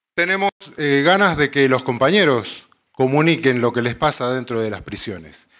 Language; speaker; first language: Spanish; native; Spanish